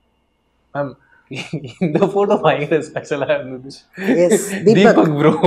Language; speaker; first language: Tamil; native; Tamil